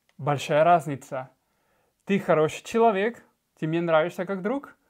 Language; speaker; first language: Russian; non-native, fluent; Spanish